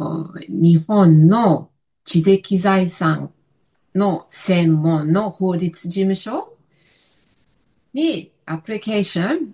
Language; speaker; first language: Japanese; non-native, fluent; English